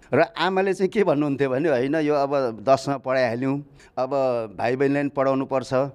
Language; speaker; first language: Nepali; non-native, local second language; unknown